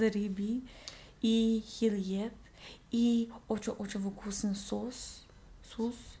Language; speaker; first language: Russian; non-native, learner; English